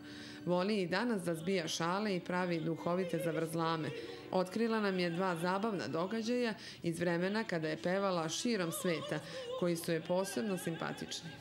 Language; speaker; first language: Serbian; native; Serbian